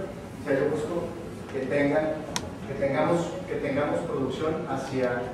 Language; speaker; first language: Spanish; native; Spanish